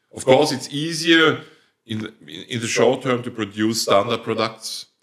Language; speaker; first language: English; non-native, fluent; German